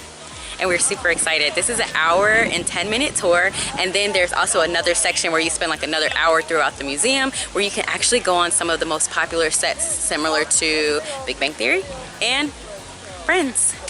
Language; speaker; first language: English; native; English